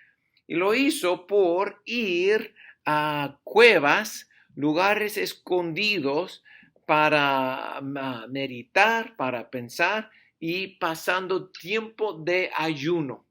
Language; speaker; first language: Spanish; non-native, fluent; English